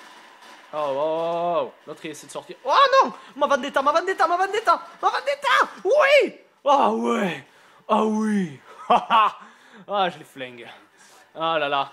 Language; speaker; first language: French; native; French